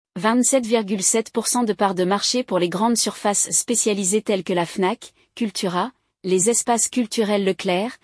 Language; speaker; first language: French; native; French